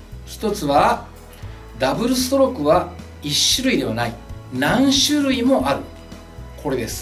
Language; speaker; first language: Japanese; native; Japanese